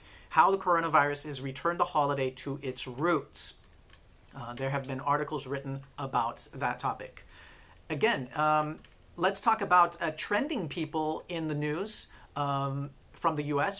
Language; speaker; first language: English; native; English